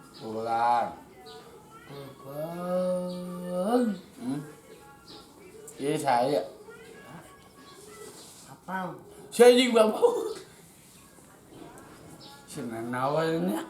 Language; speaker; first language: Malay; non-native, local second language; Sundanese